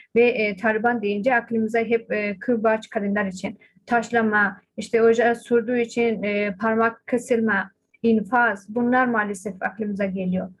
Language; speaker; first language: Turkish; non-native, fluent; Persian